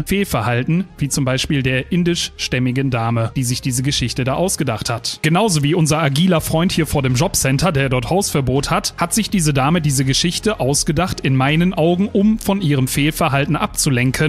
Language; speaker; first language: German; native; German